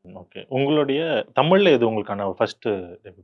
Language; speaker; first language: Tamil; native; Tamil